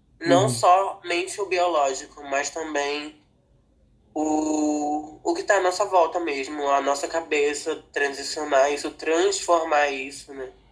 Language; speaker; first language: Portuguese; non-native, local second language; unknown